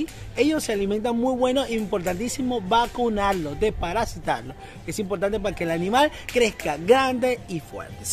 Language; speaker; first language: Spanish; native; Spanish